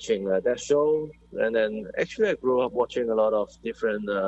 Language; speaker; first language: English; non-native, local second language; Cantonese